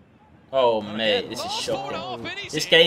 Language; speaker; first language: English; native; English